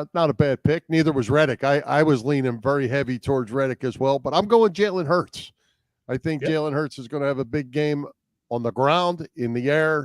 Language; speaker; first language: English; native; English